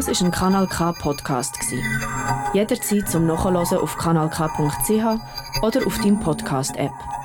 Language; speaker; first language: German; non-native, learner; Turkish